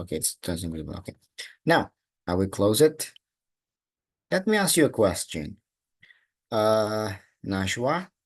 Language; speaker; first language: English; non-native, local second language; Indonesian